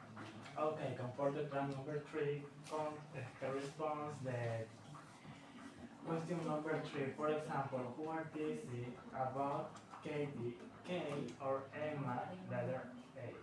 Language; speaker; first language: English; non-native, learner; Spanish